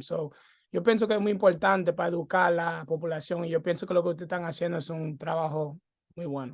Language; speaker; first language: Spanish; early bilingual, heritage; English